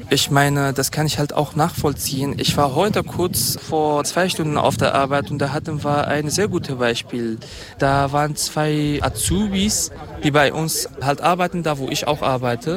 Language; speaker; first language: German; non-native, fluent; Kurdish